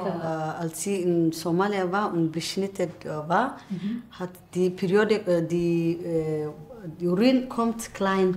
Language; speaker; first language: German; non-native, learner; Somali